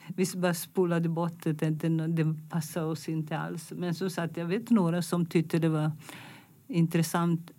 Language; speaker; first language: Swedish; non-native, fluent; Italian